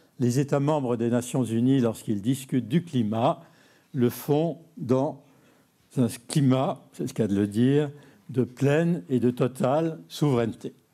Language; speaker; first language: French; native; French